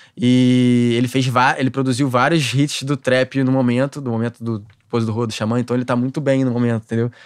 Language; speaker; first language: Portuguese; native; Portuguese